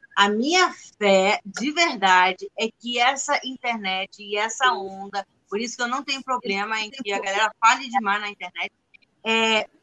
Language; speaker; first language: Portuguese; non-native, fluent; English